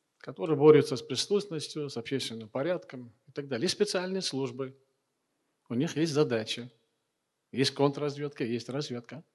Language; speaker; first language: Russian; non-native, local second language; Chechen